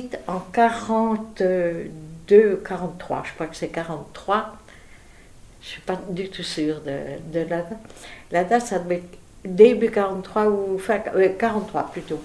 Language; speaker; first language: French; native; French